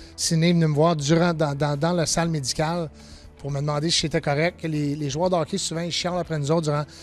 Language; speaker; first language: French; native; French